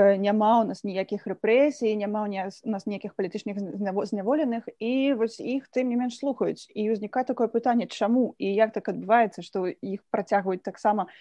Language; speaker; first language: Belarusian; native; Belarusian